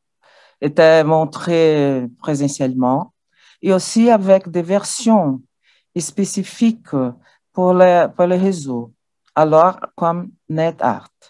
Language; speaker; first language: French; non-native, learner; Portuguese